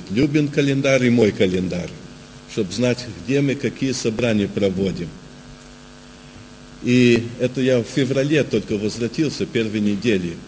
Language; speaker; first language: Russian; early bilingual, heritage; Russian